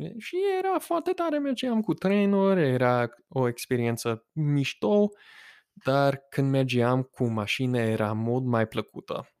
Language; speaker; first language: Romanian; non-native, fluent; English